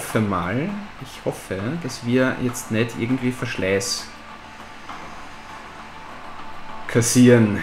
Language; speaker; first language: German; native; German